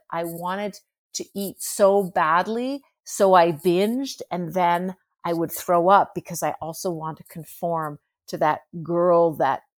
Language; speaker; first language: English; native; English